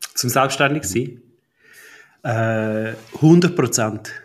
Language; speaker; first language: German; native; German